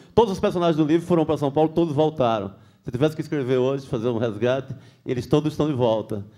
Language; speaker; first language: Portuguese; native; Portuguese